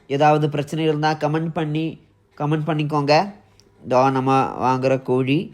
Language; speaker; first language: Tamil; non-native, local second language; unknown